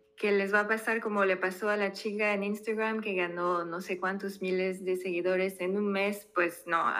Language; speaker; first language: Spanish; non-native, fluent; French